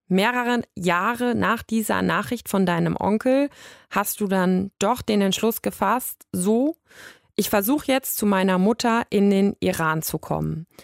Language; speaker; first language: German; native; German